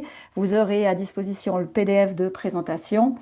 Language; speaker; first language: French; native; French